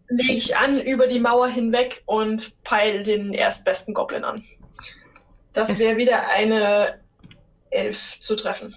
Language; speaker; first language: German; native; German